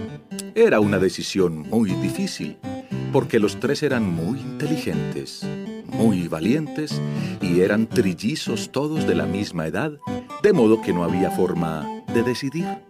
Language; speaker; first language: Spanish; native; Spanish